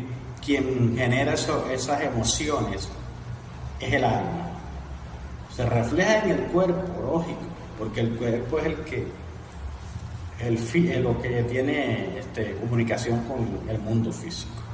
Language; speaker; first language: Spanish; native; Spanish